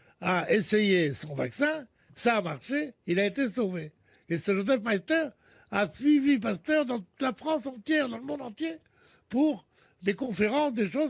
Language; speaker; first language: French; native; French